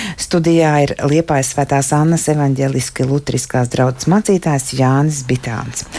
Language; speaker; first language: Latvian; native; Latvian